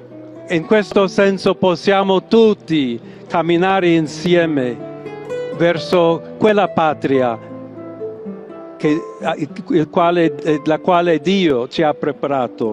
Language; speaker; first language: Italian; non-native, fluent; English